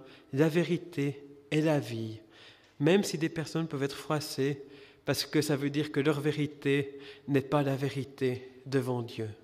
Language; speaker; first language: French; native; French